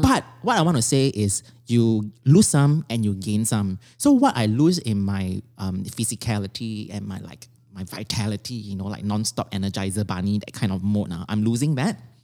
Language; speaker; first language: English; native; English